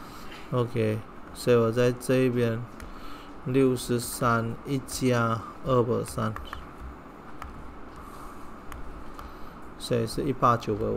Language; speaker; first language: Chinese; non-native, local second language; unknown